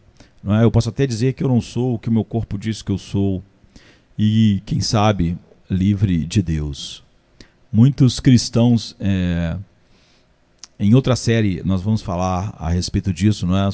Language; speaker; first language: Portuguese; native; Portuguese